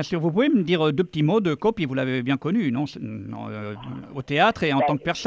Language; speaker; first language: French; non-native, fluent; Spanish